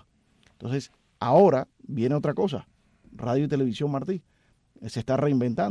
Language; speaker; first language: Spanish; native; Spanish